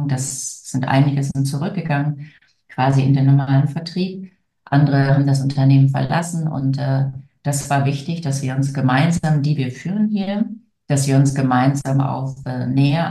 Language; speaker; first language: German; native; German